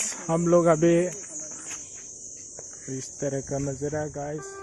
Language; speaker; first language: Hindi; non-native, local second language; Bodo